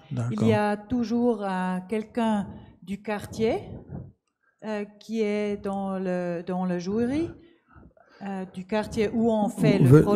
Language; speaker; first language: French; non-native, learner; German